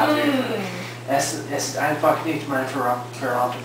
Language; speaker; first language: German; non-native, learner; English